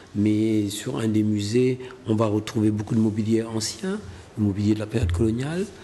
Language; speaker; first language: French; non-native, local second language; Wolof